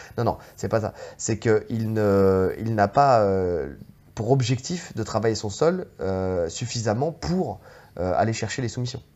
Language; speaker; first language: French; native; French